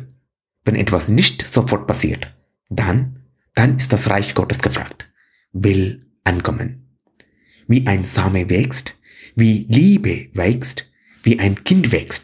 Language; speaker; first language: German; non-native, fluent; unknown